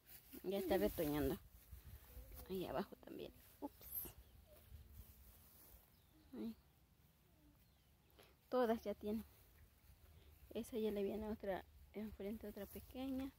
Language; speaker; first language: Spanish; native; Spanish